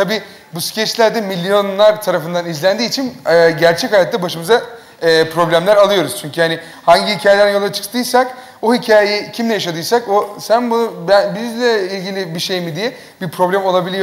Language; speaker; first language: Turkish; native; Turkish